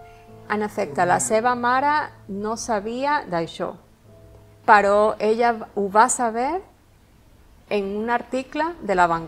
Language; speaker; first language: Catalan; non-native, learner; Spanish